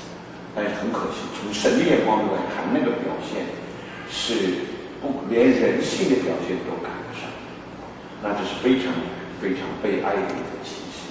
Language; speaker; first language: Chinese; native; Chinese